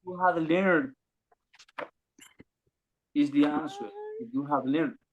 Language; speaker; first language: English; non-native, learner; Spanish